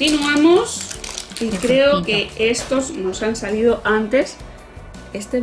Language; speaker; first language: Spanish; native; Spanish